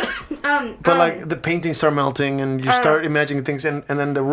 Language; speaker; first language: English; non-native, fluent; Spanish